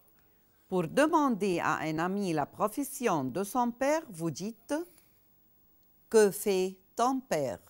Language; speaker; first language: French; non-native, fluent; Arabic